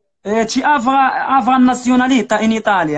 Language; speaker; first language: Italian; non-native, learner; Arabic